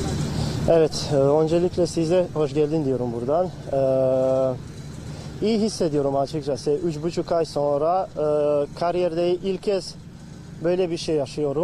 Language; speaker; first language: Turkish; non-native, learner; Bosnian